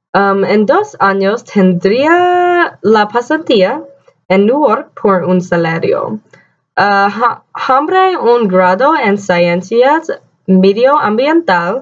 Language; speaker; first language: Spanish; non-native, learner; English